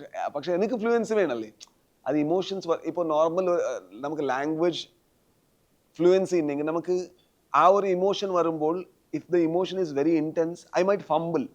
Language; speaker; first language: Malayalam; non-native, learner; Tulu